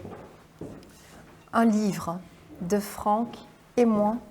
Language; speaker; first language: French; non-native, local second language; Dutch